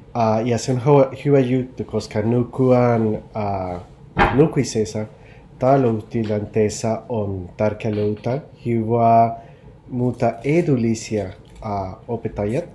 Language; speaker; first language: Finnish; non-native, learner; Spanish